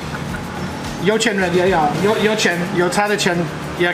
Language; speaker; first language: Chinese; non-native, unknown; English